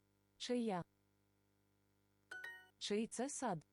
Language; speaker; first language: Ukrainian; non-native, learner; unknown